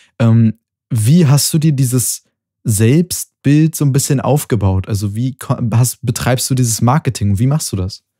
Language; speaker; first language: German; native; German